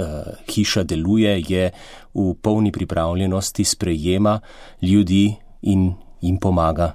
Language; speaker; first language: Slovenian; native; Slovenian